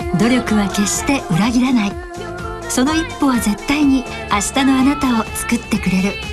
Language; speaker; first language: Japanese; native; Japanese